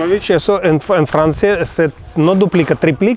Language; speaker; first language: Spanish; non-native, fluent; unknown